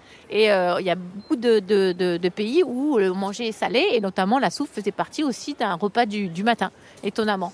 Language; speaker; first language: French; native; French